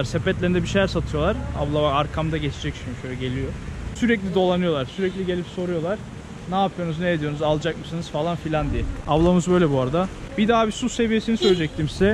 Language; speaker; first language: Turkish; native; Turkish